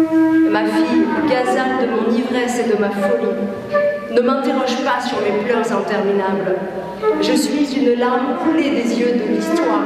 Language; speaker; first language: French; native; French